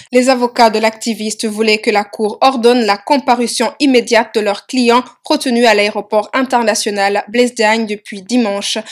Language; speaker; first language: French; non-native, local second language; Wolof